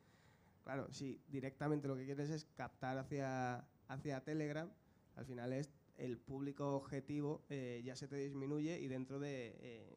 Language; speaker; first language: Spanish; native; Spanish